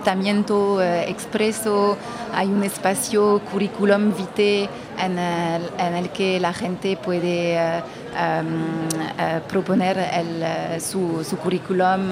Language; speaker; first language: Spanish; non-native, fluent; French